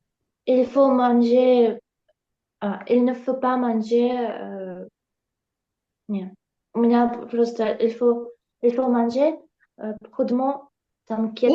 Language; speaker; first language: French; non-native, learner; Ukrainian